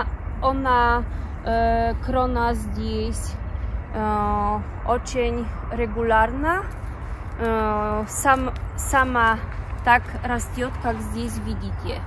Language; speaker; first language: Russian; non-native, learner; Polish